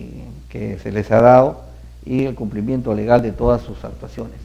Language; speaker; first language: Spanish; native; Spanish